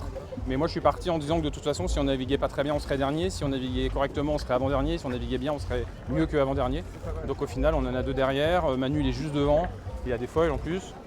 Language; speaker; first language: French; native; French